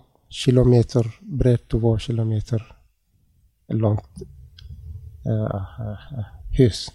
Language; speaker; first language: Swedish; non-native, learner; Tigrinya